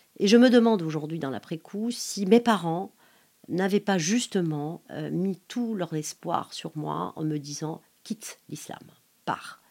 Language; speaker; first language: French; non-native, local second language; Arabic